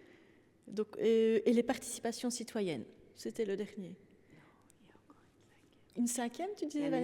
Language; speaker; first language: French; native; French